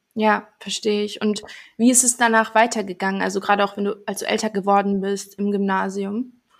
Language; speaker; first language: German; native; German